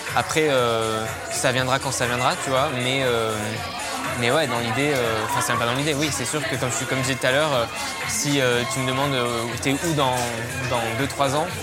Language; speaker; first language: French; native; French